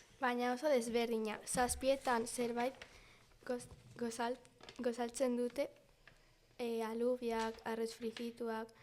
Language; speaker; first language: Basque; non-native, local second language; Spanish